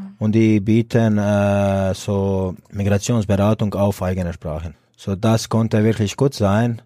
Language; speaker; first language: German; non-native, fluent; Croatian